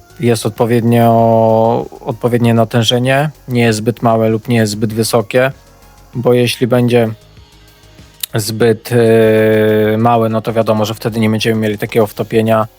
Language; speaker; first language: Polish; native; Polish